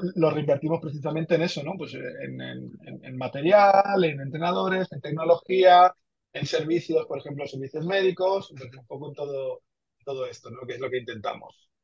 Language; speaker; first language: Spanish; native; Spanish